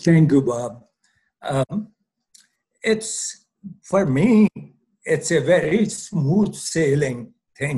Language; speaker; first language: English; non-native, local second language; Punjabi